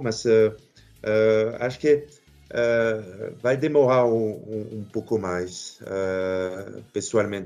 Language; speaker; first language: Portuguese; non-native, fluent; French